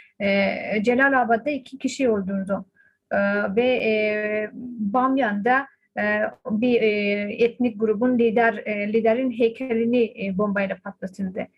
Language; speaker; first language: Turkish; non-native, fluent; Persian